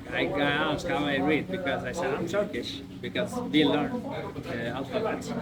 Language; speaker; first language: English; non-native, learner; Turkish